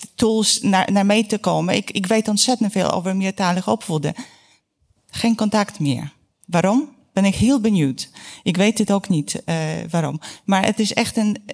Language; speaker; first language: Dutch; non-native, fluent; Polish